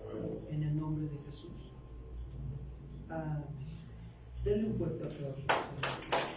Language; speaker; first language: Spanish; native; Spanish